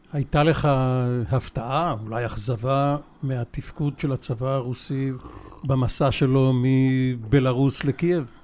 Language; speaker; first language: Hebrew; native; Hebrew